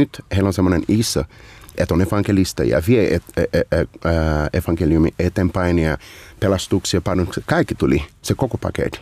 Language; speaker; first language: Finnish; non-native, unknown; Portuguese